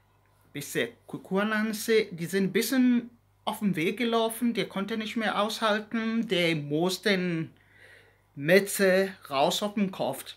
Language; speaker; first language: German; non-native, learner; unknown